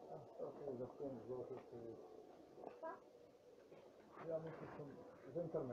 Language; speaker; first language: Polish; non-native, learner; English